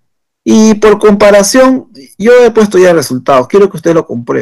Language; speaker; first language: Spanish; native; Spanish